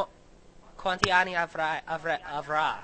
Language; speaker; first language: Italian; non-native, learner; English